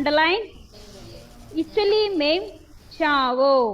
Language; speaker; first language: Hindi; non-native, local second language; Malayalam